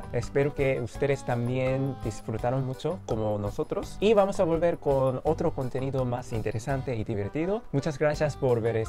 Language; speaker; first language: Spanish; non-native, fluent; Korean